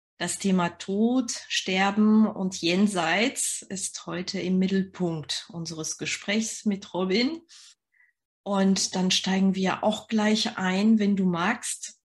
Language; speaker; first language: German; non-native, fluent; French